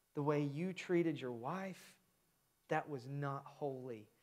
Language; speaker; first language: English; native; English